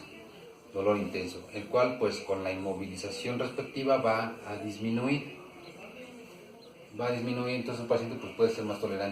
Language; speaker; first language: Spanish; native; Spanish